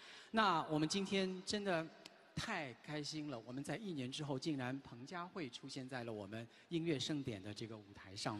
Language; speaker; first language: Chinese; native; Chinese